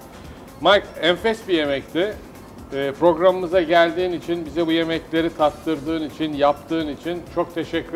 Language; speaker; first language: Turkish; native; Turkish